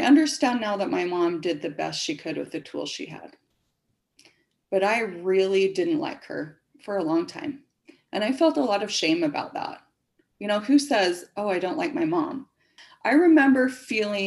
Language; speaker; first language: English; native; English